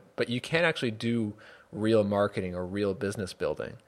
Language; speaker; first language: English; native; English